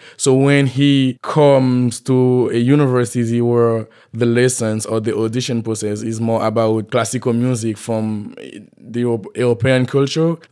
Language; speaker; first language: English; non-native, fluent; Haitian Creole